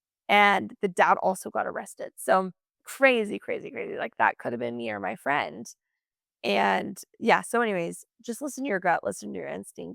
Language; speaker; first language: English; native; English